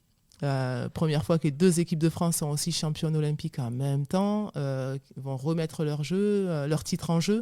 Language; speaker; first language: French; native; French